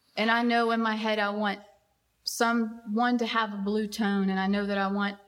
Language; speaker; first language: English; native; English